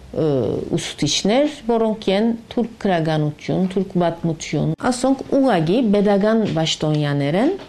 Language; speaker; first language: Armenian; native; Armenian